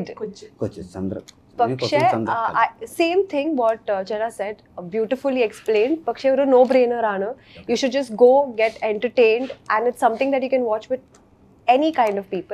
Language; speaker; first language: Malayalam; early bilingual, heritage; Malayalam